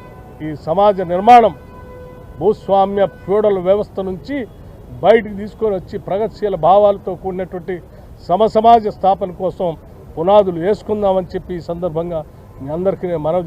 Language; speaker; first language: Telugu; native; Telugu